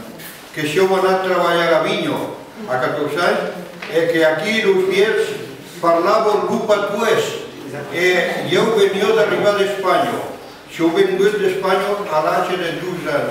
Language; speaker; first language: French; early bilingual, other home language; Spanish